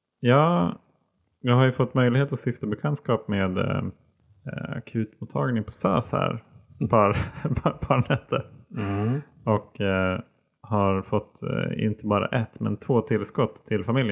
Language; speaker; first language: Swedish; native; Swedish